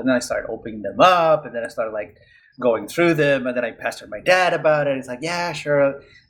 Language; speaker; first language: English; non-native, fluent; Spanish